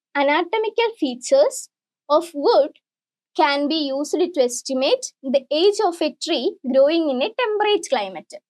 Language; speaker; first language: English; non-native, local second language; Malayalam